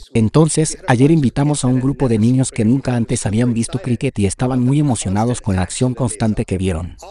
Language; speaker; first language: Spanish; non-native, fluent; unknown